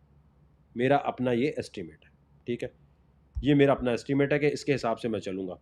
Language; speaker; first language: Urdu; native; Urdu